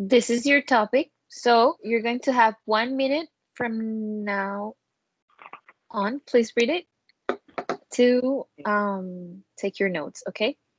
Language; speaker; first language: English; non-native, learner; Spanish